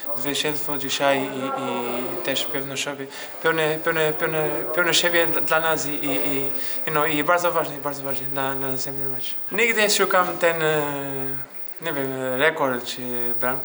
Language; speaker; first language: Polish; non-native, learner; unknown